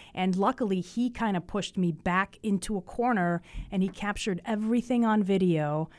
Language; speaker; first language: English; early bilingual, other home language; Spanish